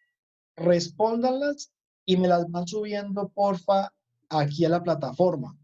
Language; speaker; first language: Spanish; native; Spanish